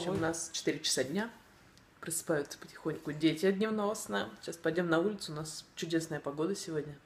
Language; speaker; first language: Russian; native; Russian